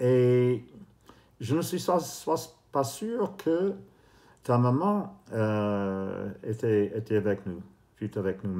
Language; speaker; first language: French; non-native, fluent; English